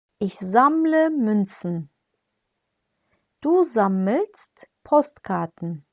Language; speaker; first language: German; non-native, fluent; Turkish